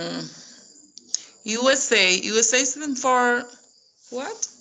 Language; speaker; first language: English; non-native, learner; Spanish